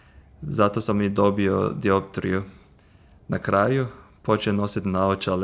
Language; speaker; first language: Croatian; non-native, fluent; Turkish